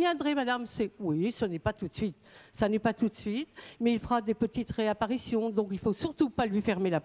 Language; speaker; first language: French; native; French